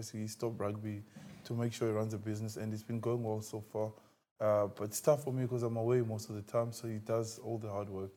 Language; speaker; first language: English; non-native, local second language; Xhosa